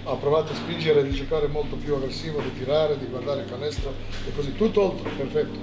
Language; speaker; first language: Italian; non-native, fluent; Serbian